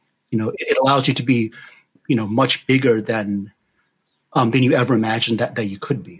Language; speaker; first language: English; native; English